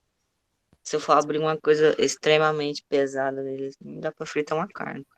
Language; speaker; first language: Portuguese; native; Portuguese